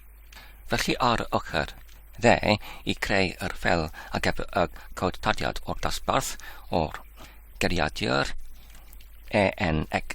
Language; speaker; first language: Welsh; non-native, learner; English